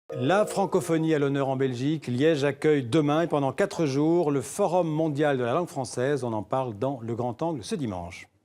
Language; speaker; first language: French; native; French